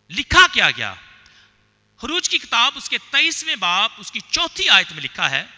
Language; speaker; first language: Urdu; non-native, local second language; Punjabi